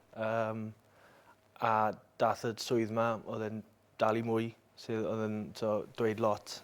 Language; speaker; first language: Welsh; native; Welsh